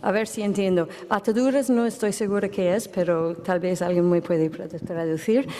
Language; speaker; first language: Spanish; non-native, fluent; English